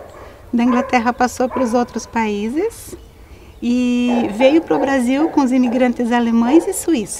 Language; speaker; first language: Portuguese; native; Portuguese